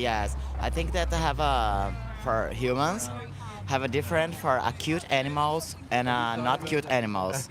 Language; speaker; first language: English; non-native, learner; Portuguese